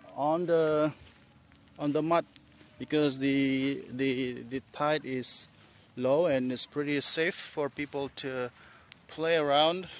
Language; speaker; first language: English; non-native, fluent; Indonesian